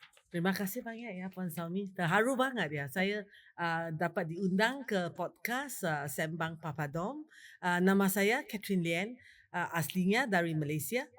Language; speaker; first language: Indonesian; non-native, fluent; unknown